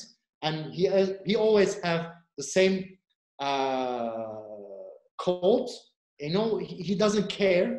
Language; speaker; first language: English; non-native, fluent; Turkish